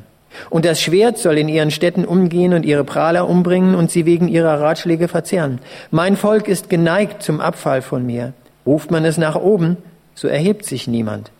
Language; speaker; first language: German; native; German